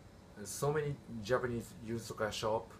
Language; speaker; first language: English; non-native, learner; Japanese